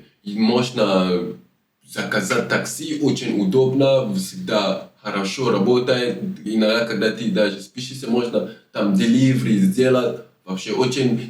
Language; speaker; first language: Russian; non-native, learner; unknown